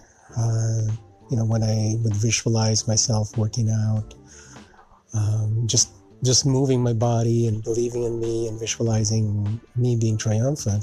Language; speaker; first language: English; non-native, local second language; Filipino